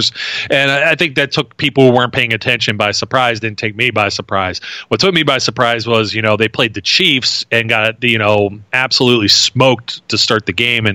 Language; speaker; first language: English; native; English